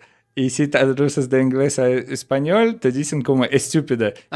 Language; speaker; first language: Spanish; non-native, learner; Russian